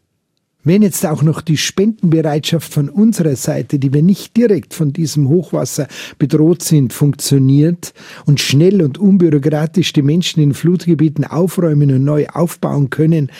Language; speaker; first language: German; native; German